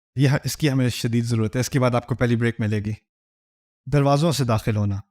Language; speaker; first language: Urdu; early bilingual, heritage; Urdu